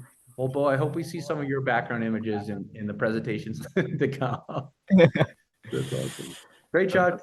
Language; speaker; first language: English; native; English